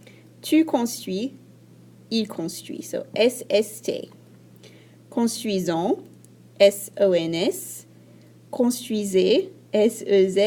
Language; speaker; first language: French; non-native, fluent; English